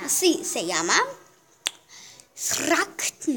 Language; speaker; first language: Spanish; non-native, learner; German